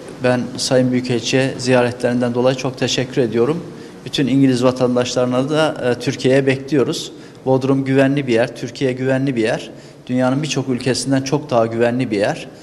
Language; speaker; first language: Turkish; native; Turkish